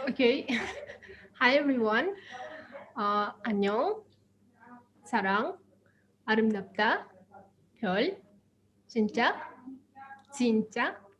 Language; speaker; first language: Korean; non-native, learner; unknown